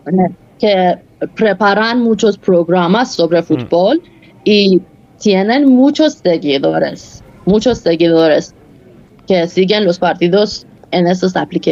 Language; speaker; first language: Spanish; non-native, fluent; Persian